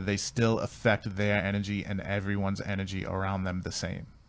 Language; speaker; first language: English; native; English